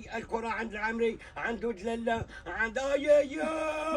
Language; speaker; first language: Arabic; native; Arabic